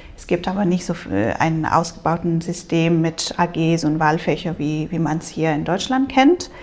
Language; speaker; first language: German; non-native, fluent; Spanish